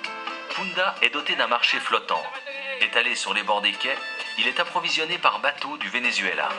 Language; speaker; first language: French; native; French